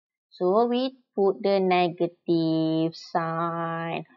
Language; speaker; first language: English; non-native, local second language; Malay